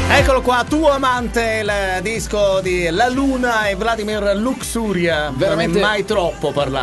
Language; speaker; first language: Italian; native; Italian